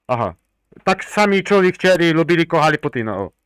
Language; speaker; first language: Polish; native; Polish